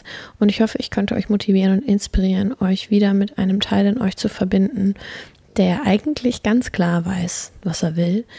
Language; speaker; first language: German; native; German